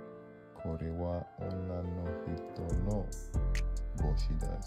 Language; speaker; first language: Japanese; non-native, learner; English